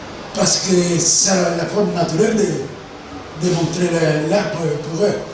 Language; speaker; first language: French; non-native, fluent; Spanish